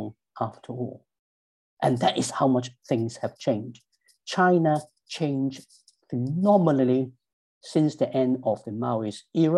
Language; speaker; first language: English; non-native, local second language; Cantonese